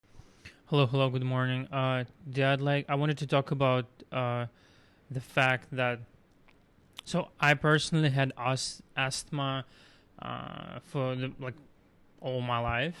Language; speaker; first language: English; non-native, fluent; Russian